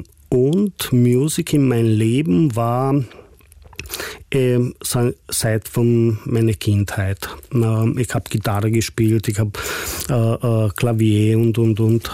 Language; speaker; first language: German; non-native, fluent; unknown